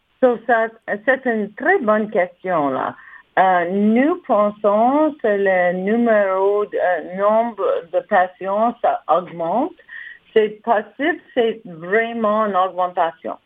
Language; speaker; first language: French; non-native, learner; English